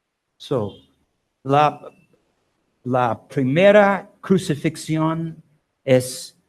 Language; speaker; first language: Spanish; non-native, learner; English